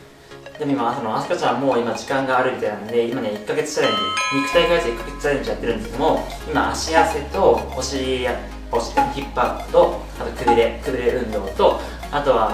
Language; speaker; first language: Japanese; native; Japanese